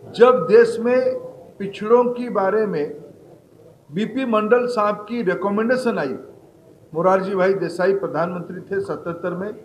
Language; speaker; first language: Hindi; non-native, local second language; Odia